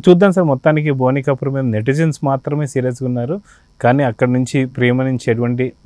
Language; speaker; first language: Telugu; native; Telugu